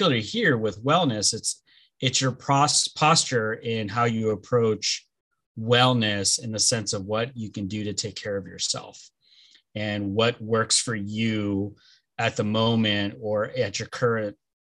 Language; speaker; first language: English; early bilingual, other home language; Spanish